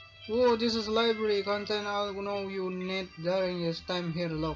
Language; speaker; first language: English; non-native, learner; Indonesian